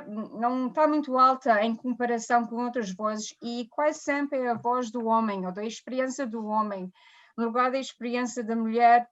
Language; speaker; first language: Portuguese; early bilingual, heritage; Portuguese